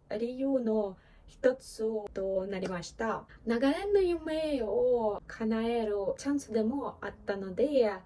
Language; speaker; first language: Japanese; non-native, fluent; Ukrainian